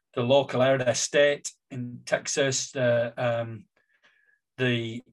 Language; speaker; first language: English; native; English